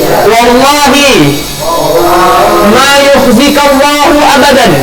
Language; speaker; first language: Arabic; non-native, fluent; Indonesian